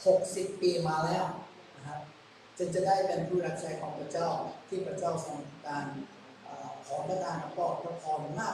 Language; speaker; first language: Thai; non-native, local second language; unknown